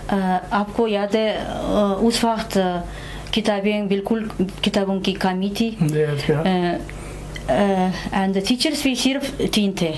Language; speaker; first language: Hindi; non-native, fluent; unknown